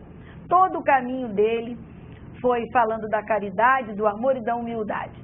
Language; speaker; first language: Portuguese; native; Portuguese